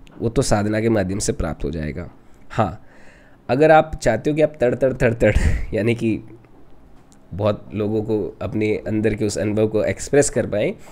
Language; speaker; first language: Hindi; non-native, local second language; Rajasthani